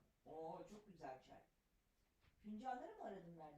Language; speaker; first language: Turkish; native; Turkish